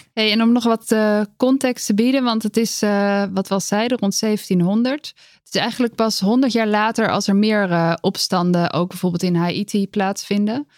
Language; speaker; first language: Dutch; native; Dutch